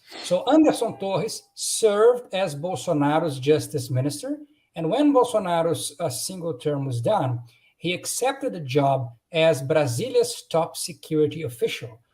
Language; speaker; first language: English; non-native, fluent; Portuguese